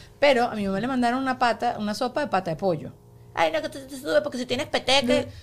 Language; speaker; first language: Spanish; native; Spanish